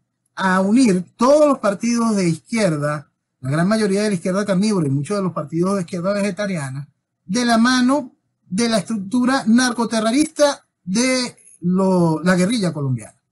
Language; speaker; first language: Spanish; native; Spanish